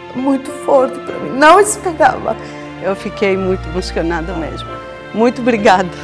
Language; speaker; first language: Portuguese; non-native, fluent; Greek